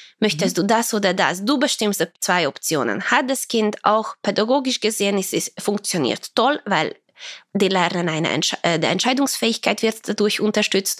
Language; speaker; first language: German; non-native, fluent; Croatian